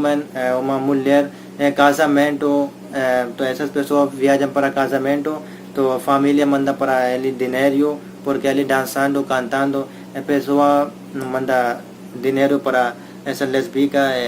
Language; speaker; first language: Portuguese; non-native, learner; Hindi